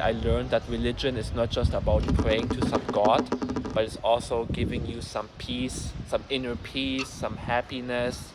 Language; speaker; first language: English; non-native, fluent; German